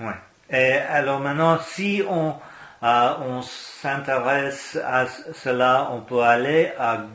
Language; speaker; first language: French; non-native, learner; English